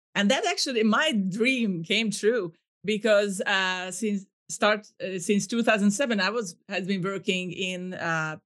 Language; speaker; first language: English; non-native, fluent; Hungarian